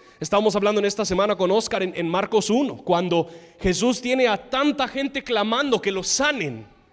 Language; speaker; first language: Spanish; non-native, fluent; English